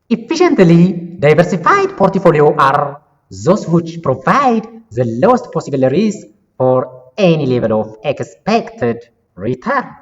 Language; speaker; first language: English; non-native, local second language; Amharic